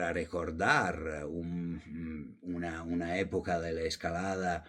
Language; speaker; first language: Spanish; non-native, fluent; Italian